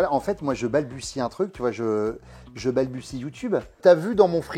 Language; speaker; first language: French; native; French